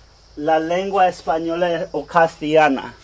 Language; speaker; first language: Spanish; non-native, fluent; English